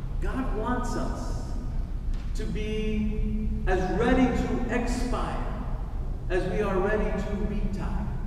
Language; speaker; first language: English; native; English